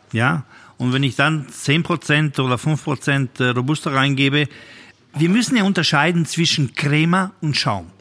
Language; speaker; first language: German; non-native, fluent; Italian